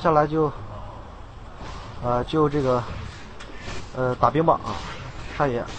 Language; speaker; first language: Chinese; native; Chinese